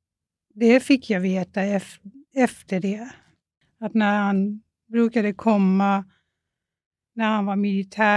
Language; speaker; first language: Swedish; non-native, fluent; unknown